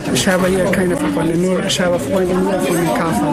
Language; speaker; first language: German; non-native, learner; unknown